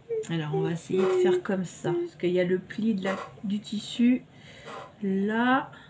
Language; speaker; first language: French; native; French